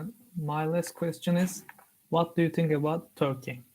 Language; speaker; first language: English; non-native, learner; Turkish